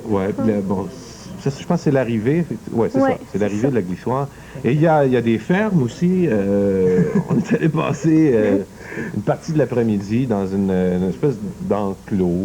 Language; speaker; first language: French; native; French